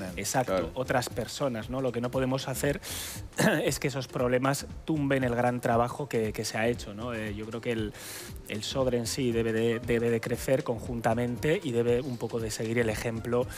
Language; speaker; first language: Spanish; native; Spanish